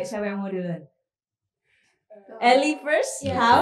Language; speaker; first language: Indonesian; native; Indonesian